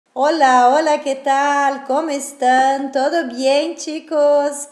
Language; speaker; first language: Spanish; non-native, fluent; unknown